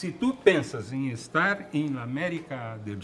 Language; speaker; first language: Spanish; non-native, fluent; Portuguese